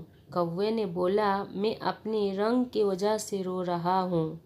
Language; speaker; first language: Hindi; non-native, local second language; Bangla